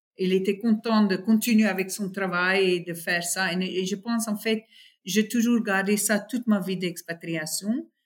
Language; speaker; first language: French; non-native, fluent; Afrikaans